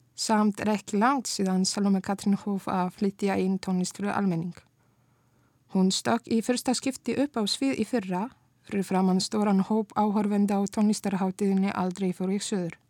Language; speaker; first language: Icelandic; non-native, fluent; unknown